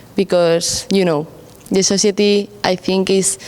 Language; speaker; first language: English; non-native, learner; Spanish